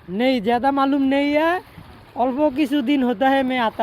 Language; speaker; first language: Hindi; non-native, learner; Bangla